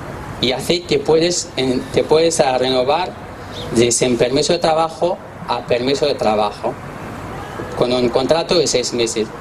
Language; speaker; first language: Spanish; non-native, learner; Arabic